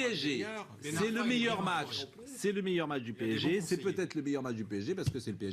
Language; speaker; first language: French; native; French